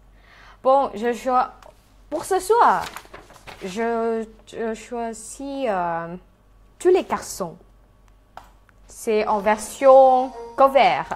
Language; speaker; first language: French; non-native, fluent; Thai